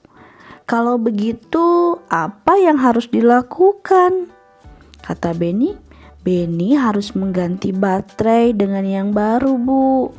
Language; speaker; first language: Indonesian; native; Indonesian